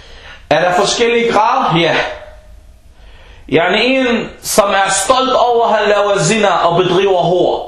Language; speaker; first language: Danish; early bilingual, other home language; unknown